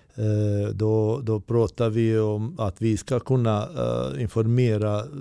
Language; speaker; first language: Swedish; non-native, learner; Bosnian